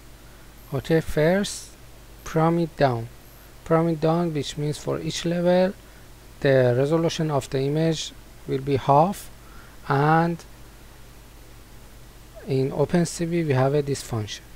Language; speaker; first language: English; non-native, fluent; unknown